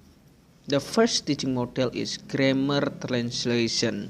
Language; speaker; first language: English; non-native, learner; Indonesian